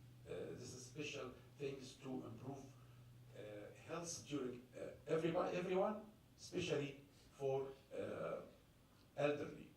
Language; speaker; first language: English; non-native, fluent; Arabic